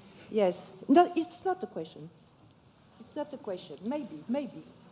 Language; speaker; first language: English; non-native, learner; French